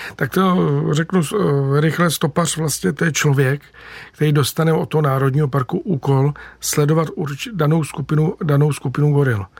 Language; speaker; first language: Czech; native; Czech